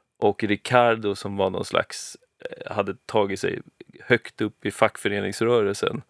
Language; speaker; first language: Swedish; native; Swedish